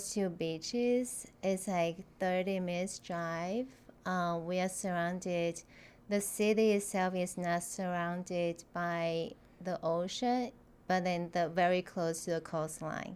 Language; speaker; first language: English; non-native, fluent; Chinese